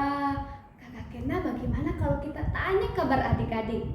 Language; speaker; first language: Indonesian; native; Indonesian